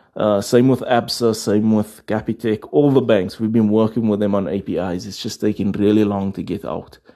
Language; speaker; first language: English; native; English